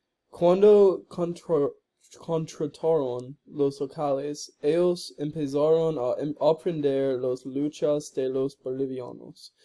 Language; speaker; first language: Spanish; non-native, learner; English